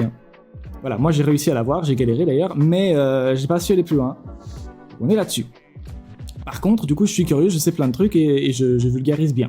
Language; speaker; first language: French; native; French